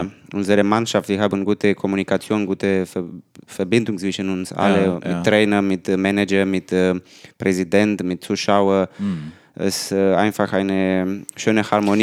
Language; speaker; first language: German; non-native, learner; Romanian